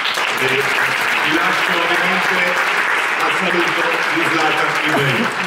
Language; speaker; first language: Italian; native; Italian